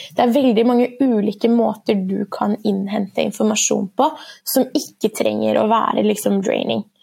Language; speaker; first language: Norwegian; early bilingual, other home language; Persian